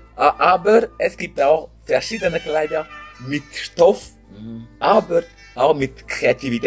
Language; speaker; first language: German; non-native, learner; French